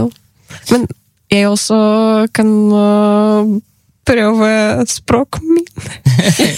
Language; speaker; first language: Norwegian; non-native, learner; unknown